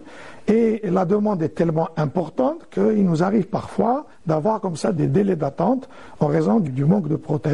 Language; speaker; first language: French; non-native, local second language; Arabic